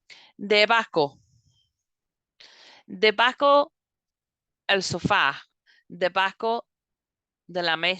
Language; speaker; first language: Spanish; non-native, fluent; English